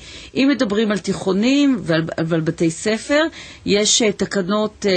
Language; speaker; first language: Hebrew; native; Hebrew